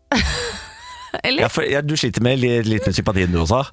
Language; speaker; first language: Norwegian; native; Norwegian